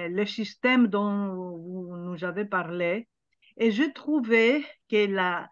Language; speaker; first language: French; non-native, fluent; Greek